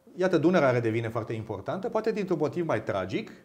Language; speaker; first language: Romanian; native; Romanian